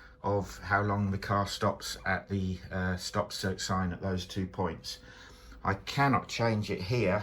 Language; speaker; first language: English; native; English